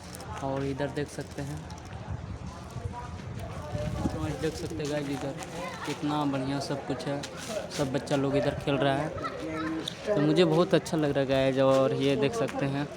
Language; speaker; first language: Hindi; non-native, local second language; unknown